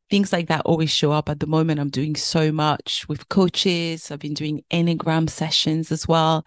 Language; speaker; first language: English; early bilingual, other home language; French